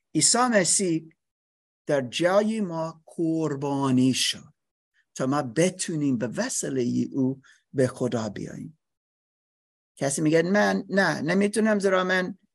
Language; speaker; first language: Persian; non-native, learner; English